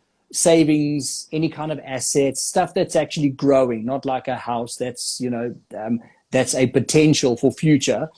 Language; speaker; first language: English; native; English